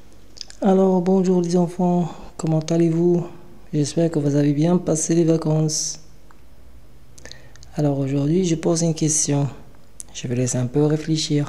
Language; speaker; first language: French; non-native, local second language; Arabic